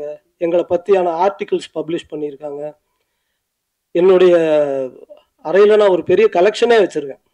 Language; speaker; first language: Tamil; native; Tamil